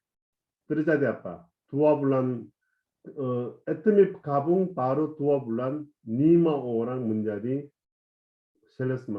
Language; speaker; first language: Indonesian; non-native, fluent; Korean